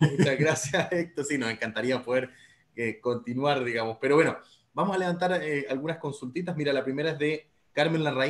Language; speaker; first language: Spanish; native; Spanish